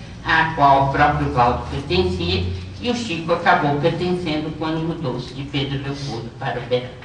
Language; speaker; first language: Portuguese; native; Portuguese